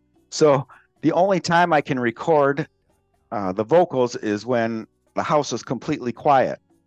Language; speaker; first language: English; native; English